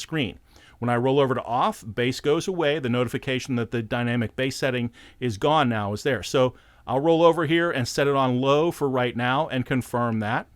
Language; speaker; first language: English; native; English